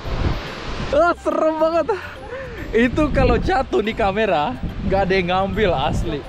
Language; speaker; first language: Indonesian; native; Indonesian